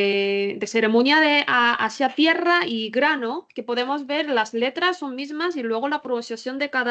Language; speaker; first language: Spanish; non-native, learner; Korean